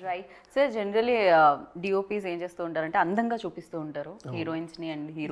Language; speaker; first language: Telugu; native; Telugu